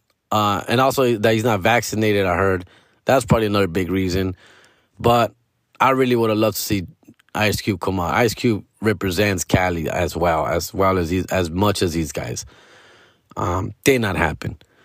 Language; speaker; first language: English; early bilingual, other home language; Spanish